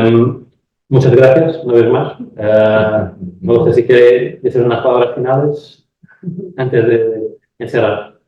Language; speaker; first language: Spanish; non-native, learner; Portuguese